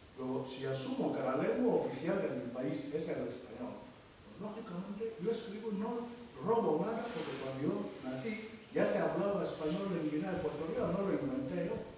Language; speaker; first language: Spanish; non-native, local second language; Fang